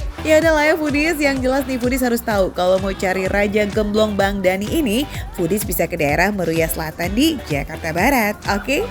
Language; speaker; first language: Indonesian; native; Indonesian